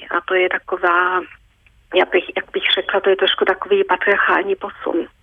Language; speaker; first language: Czech; early bilingual, heritage; Czech